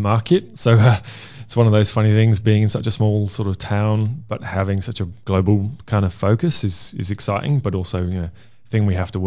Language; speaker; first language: English; native; English